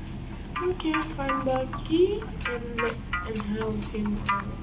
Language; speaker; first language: English; non-native, learner; Malay